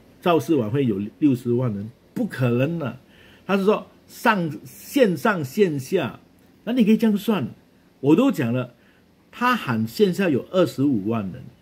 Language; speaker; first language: Chinese; native; Chinese